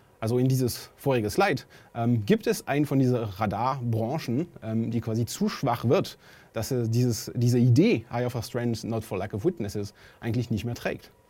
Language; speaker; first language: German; non-native, fluent; French